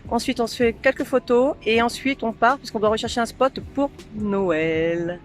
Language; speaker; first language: French; native; French